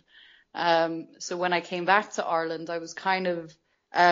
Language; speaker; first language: English; native; English